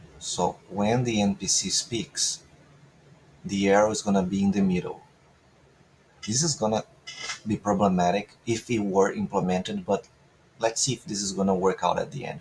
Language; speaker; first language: English; non-native, fluent; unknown